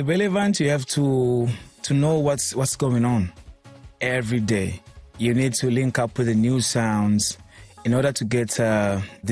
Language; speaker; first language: English; non-native, local second language; Swahili